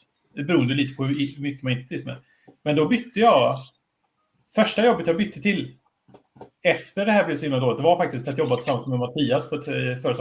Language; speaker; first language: Swedish; native; Swedish